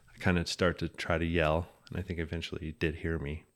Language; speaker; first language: English; native; English